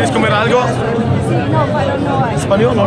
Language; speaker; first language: Spanish; non-native, learner; Arabic